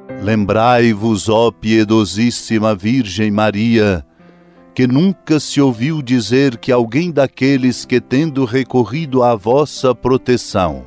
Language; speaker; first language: Portuguese; native; Portuguese